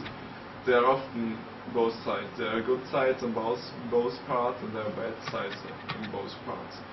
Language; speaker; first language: English; non-native, fluent; German